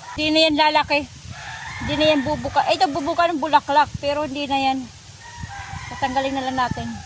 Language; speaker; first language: Filipino; non-native, local second language; Waray